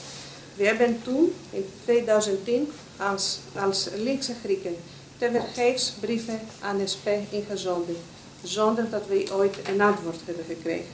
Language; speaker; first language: Dutch; non-native, fluent; Greek